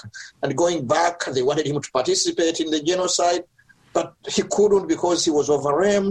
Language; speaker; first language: English; non-native, local second language; Ganda